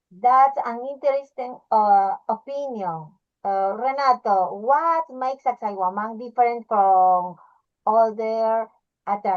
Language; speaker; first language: English; non-native, learner; Spanish